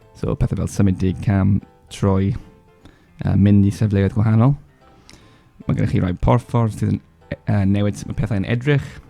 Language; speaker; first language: Welsh; non-native, local second language; English